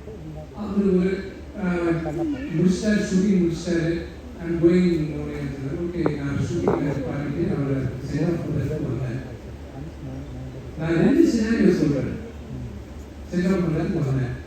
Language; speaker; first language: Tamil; non-native, local second language; Telugu